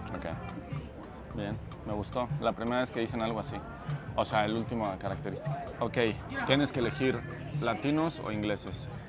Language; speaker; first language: Spanish; native; Spanish